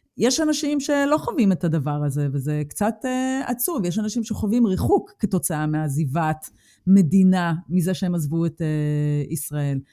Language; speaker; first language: Hebrew; native; Hebrew